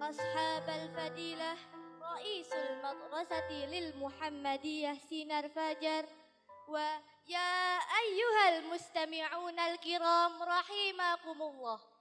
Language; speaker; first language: Arabic; non-native, learner; Indonesian